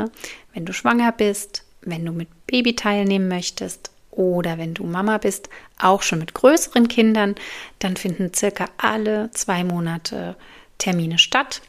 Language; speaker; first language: German; native; German